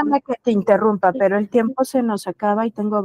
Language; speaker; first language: Spanish; native; Spanish